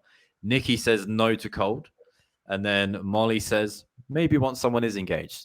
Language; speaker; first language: English; native; English